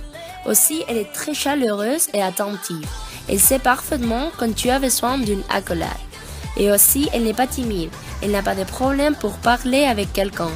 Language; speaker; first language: French; non-native, learner; Spanish